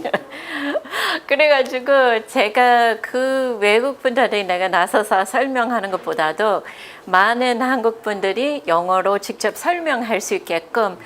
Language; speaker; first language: Korean; non-native, fluent; English